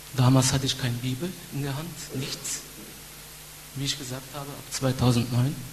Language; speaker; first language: German; non-native, fluent; Turkish